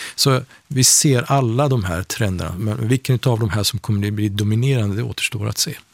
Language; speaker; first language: Swedish; non-native, fluent; Persian